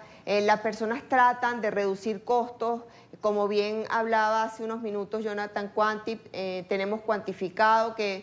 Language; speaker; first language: Spanish; native; Spanish